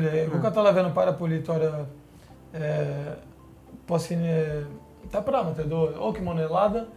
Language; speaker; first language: Greek; non-native, fluent; Portuguese